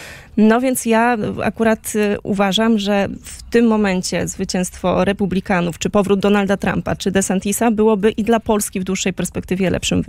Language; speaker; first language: Polish; native; Polish